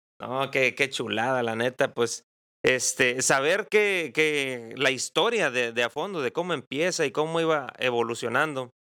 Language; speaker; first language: Spanish; native; Spanish